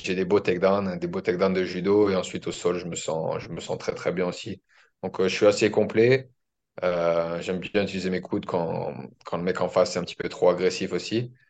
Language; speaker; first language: French; native; French